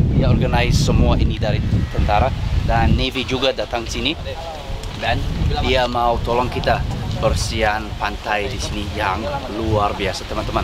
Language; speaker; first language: Indonesian; non-native, fluent; English